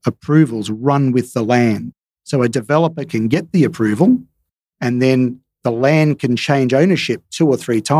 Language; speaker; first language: English; native; English